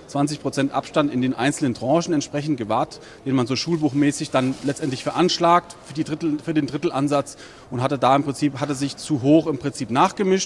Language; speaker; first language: German; native; German